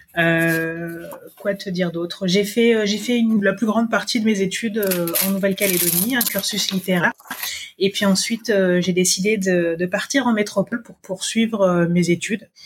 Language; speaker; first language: French; native; French